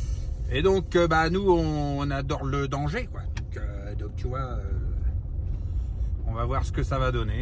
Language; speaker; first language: French; native; French